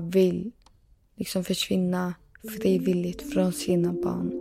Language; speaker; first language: Swedish; early bilingual, other home language; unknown